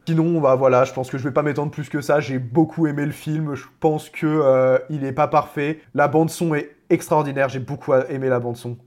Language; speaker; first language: French; native; French